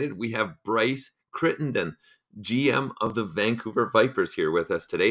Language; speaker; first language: English; native; English